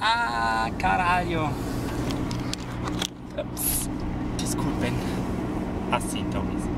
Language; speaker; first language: Portuguese; non-native, fluent; German